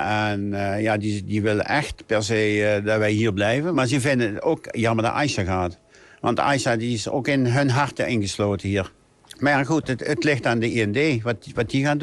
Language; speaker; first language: Dutch; native; Dutch